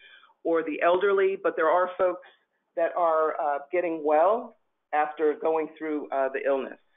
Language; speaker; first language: English; native; English